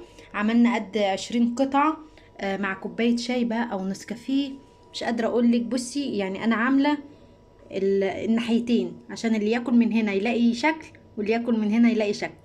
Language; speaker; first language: Arabic; native; Arabic